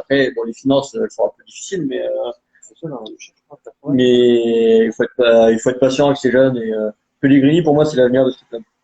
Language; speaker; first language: French; native; French